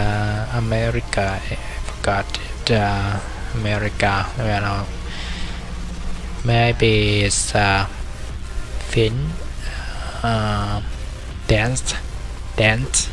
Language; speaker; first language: English; non-native, learner; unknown